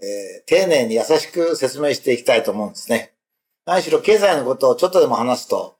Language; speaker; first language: Japanese; native; Japanese